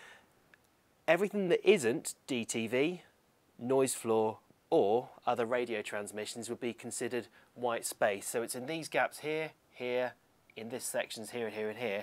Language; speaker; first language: English; native; English